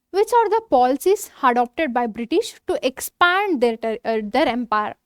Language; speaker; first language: English; non-native, local second language; Kannada